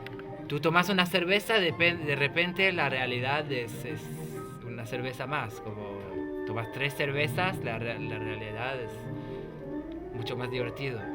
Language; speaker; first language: Spanish; non-native, fluent; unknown